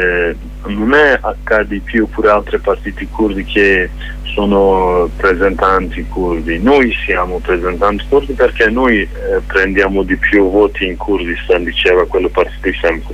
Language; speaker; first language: Italian; non-native, fluent; Kurdish